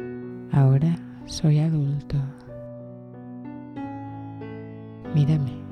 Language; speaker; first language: Spanish; native; Spanish